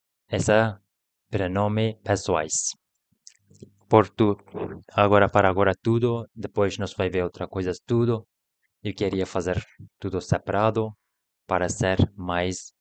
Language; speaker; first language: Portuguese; non-native, learner; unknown